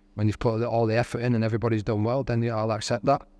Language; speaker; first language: English; native; English